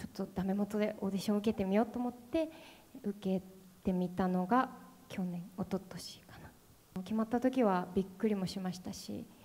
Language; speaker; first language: Japanese; native; Japanese